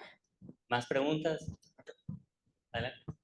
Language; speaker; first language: Spanish; native; Spanish